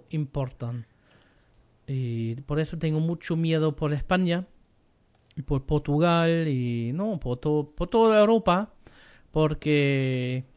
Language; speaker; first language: Spanish; non-native, learner; German